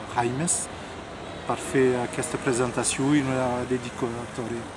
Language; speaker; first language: Catalan; non-native, local second language; French